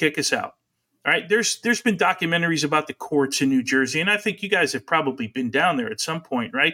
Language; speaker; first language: English; early bilingual, other home language; Italian